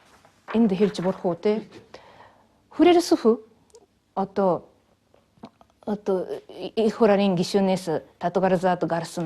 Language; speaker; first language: Mongolian; non-native, fluent; Japanese